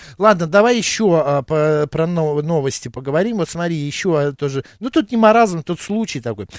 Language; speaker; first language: Russian; native; Russian